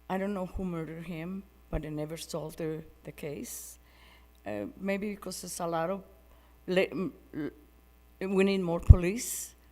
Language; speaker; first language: English; non-native, fluent; Spanish